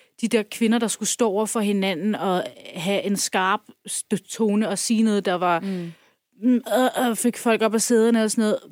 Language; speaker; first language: Danish; early bilingual, other home language; Kurdish